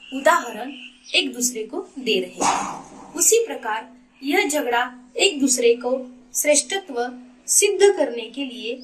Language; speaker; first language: Hindi; non-native, local second language; Marathi